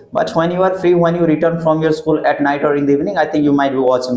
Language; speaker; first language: English; non-native, fluent; Hindi